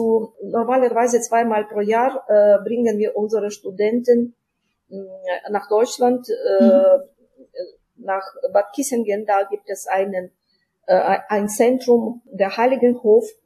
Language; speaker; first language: German; non-native, fluent; Ukrainian